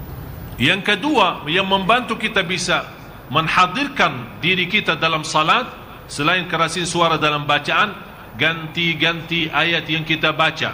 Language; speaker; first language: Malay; non-native, fluent; Arabic